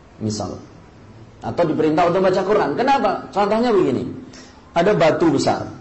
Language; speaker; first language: Indonesian; native; Indonesian